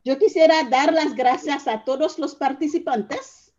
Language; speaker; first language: Spanish; non-native, fluent; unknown